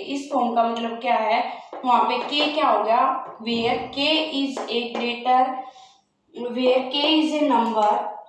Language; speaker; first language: Hindi; native; Hindi